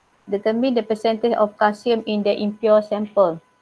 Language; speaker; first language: English; non-native, local second language; Malay